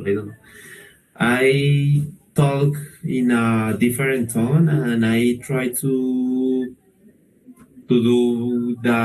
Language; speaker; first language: English; non-native, learner; Spanish